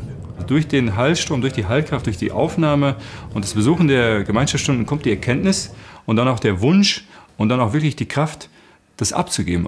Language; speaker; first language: German; early bilingual, other home language; Croatian